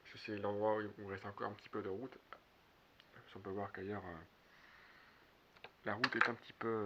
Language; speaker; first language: French; native; French